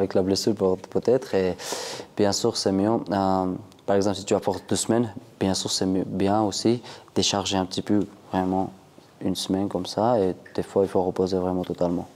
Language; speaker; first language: French; non-native, learner; Georgian